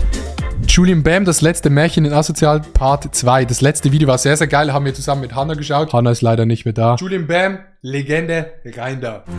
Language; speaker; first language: German; native; German